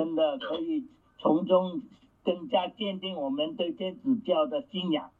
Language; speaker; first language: Chinese; native; Chinese